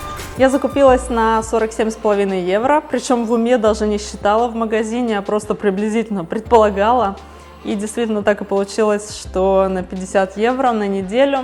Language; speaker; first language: Russian; native; Russian